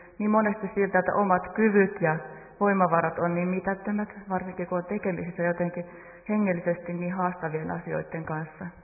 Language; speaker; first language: Finnish; native; Finnish